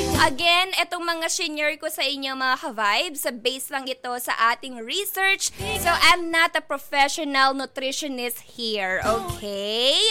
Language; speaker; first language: Filipino; non-native, local second language; Bikol